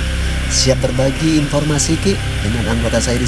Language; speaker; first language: Indonesian; native; Indonesian